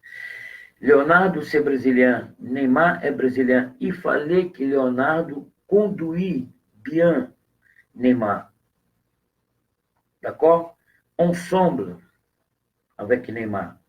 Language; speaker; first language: French; non-native, fluent; Portuguese